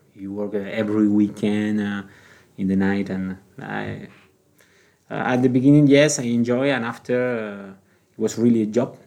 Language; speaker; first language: English; non-native, learner; Spanish